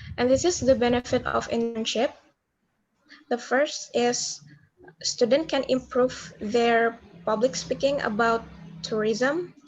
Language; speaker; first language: English; non-native, learner; Indonesian